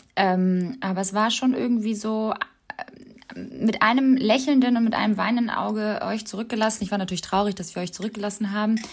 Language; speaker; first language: German; early bilingual, other home language; Albanian